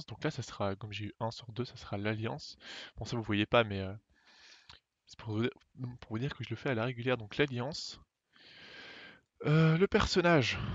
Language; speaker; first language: French; native; French